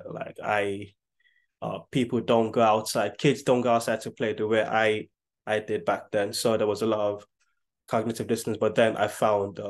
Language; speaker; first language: English; non-native, local second language; Yoruba